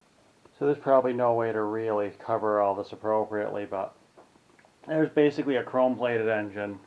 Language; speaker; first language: English; native; English